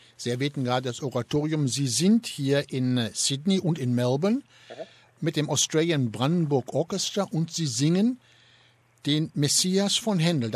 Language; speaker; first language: German; native; German